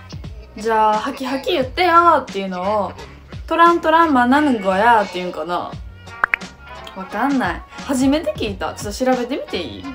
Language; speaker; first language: Japanese; native; Japanese